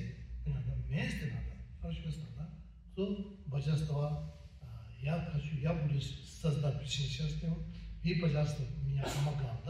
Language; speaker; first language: Russian; non-native, learner; Tibetan